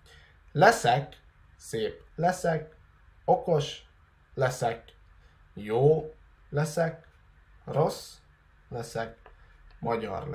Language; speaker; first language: Hungarian; non-native, fluent; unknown